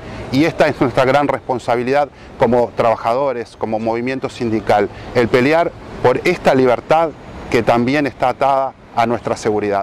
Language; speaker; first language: Spanish; native; Spanish